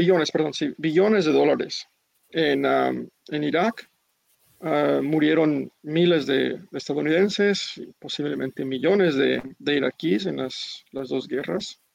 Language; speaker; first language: Spanish; early bilingual, heritage; English